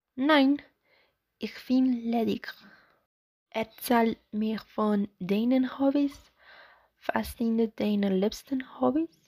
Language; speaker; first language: German; non-native, learner; Spanish